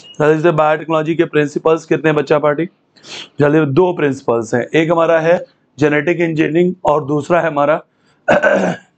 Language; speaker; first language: Hindi; native; Hindi